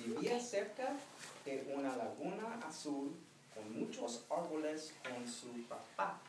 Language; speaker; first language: Spanish; non-native, fluent; English